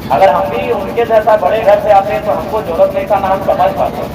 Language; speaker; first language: Hindi; non-native, local second language; Bangla